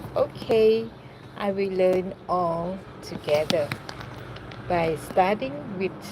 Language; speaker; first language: English; non-native, learner; Thai